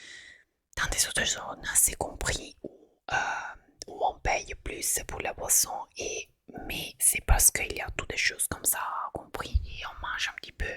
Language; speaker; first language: French; non-native, fluent; Italian